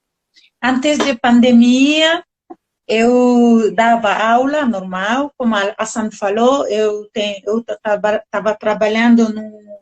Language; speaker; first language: Portuguese; non-native, learner; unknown